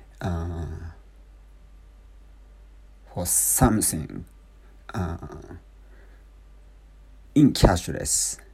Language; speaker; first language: English; non-native, learner; Japanese